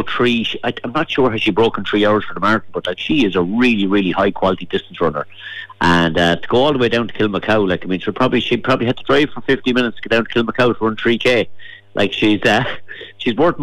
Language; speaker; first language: English; native; English